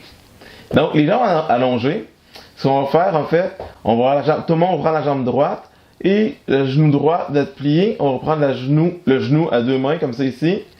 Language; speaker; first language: French; native; French